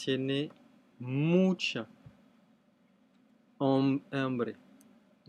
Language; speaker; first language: Spanish; non-native, fluent; French